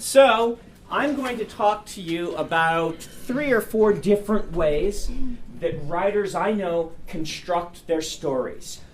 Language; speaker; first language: English; native; English